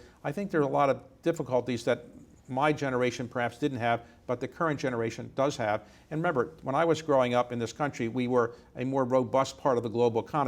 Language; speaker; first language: English; native; English